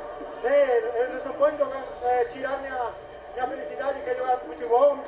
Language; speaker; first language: Portuguese; non-native, fluent; Spanish